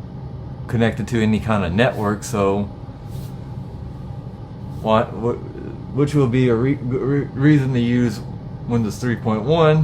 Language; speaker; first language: English; native; English